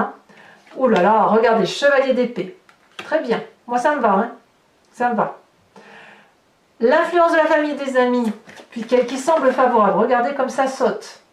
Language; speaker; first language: French; native; French